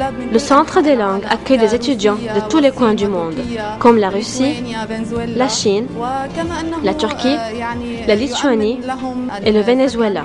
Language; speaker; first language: French; non-native, local second language; Arabic